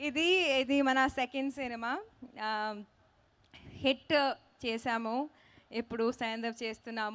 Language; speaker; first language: Telugu; non-native, learner; Hindi